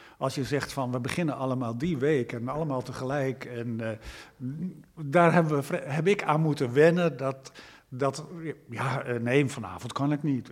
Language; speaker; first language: Dutch; native; Dutch